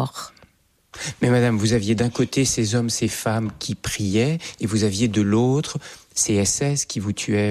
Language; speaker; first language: French; native; French